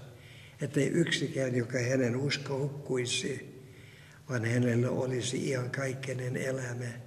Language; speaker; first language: Finnish; non-native, fluent; Russian